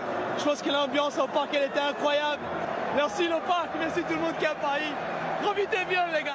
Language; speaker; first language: French; non-native, fluent; Portuguese